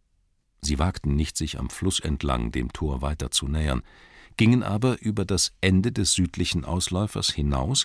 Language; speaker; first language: German; native; German